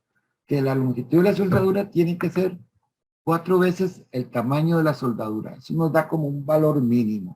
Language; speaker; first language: Spanish; native; Spanish